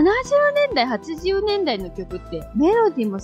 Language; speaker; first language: Japanese; native; Japanese